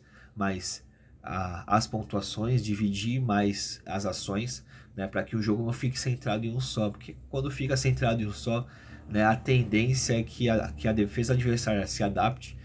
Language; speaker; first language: Portuguese; native; Portuguese